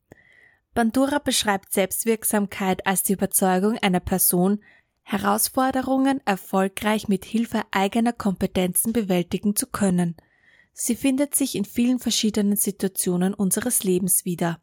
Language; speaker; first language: German; native; German